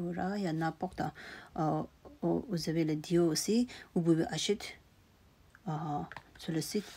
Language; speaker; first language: French; non-native, learner; Tibetan